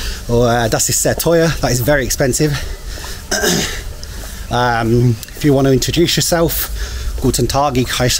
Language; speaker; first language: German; non-native, learner; English